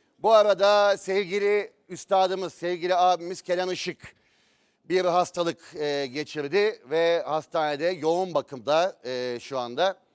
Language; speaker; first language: Turkish; native; Turkish